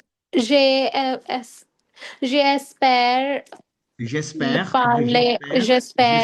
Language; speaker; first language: French; non-native, learner; Hindi